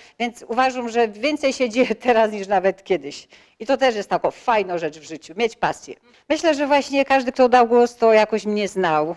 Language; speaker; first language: Polish; native; Polish